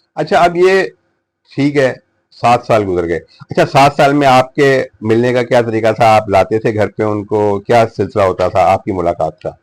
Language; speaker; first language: Urdu; native; Urdu